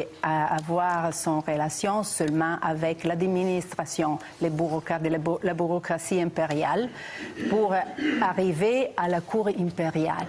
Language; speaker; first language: French; non-native, fluent; Italian